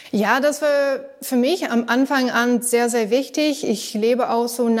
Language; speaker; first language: German; non-native, learner; English